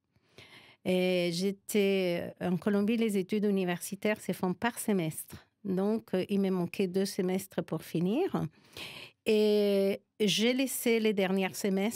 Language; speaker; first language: French; non-native, fluent; Spanish